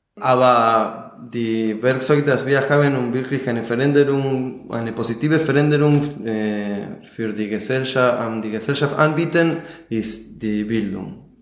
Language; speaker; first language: German; non-native, fluent; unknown